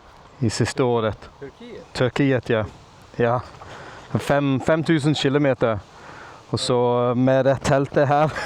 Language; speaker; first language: Swedish; non-native, learner; English